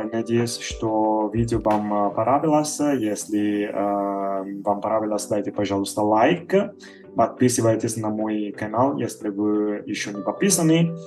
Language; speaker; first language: Russian; non-native, fluent; Italian